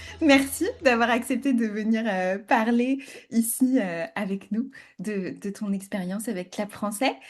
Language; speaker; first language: French; native; French